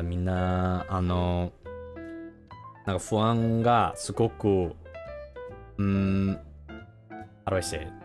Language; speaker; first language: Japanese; non-native, learner; English